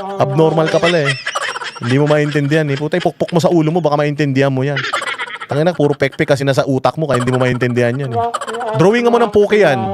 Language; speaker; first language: Filipino; native; Filipino